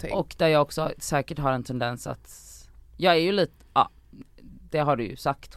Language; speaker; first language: Swedish; native; Swedish